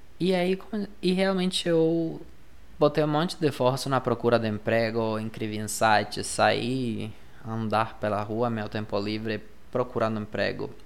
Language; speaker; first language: Portuguese; non-native, fluent; Spanish